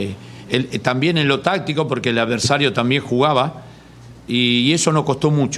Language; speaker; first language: Spanish; native; Spanish